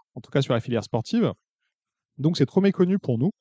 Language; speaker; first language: French; native; French